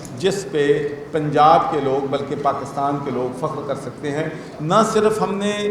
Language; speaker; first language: Urdu; non-native, local second language; Punjabi